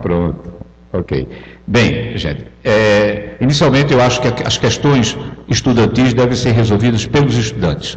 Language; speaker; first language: Portuguese; native; Portuguese